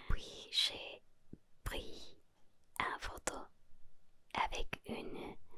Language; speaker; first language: French; non-native, learner; Spanish